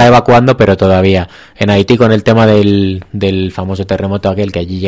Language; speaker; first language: Spanish; native; Spanish